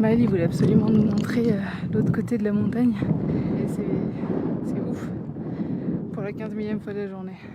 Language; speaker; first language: French; native; French